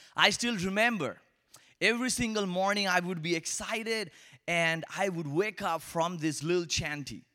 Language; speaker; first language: English; non-native, local second language; Bangla